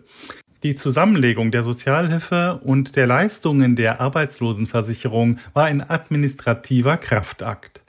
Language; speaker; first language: German; native; German